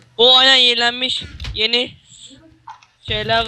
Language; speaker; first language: Turkish; native; Turkish